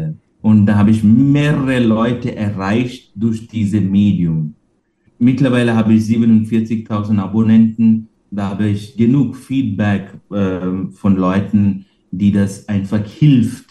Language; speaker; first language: German; non-native, fluent; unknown